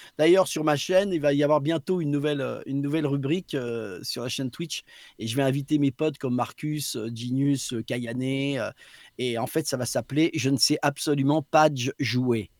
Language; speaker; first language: French; native; French